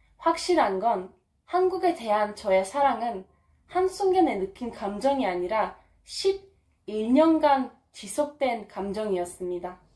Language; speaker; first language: Korean; non-native, fluent; Turkish